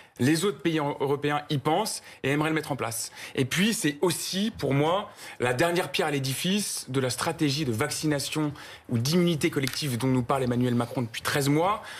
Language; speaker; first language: French; native; French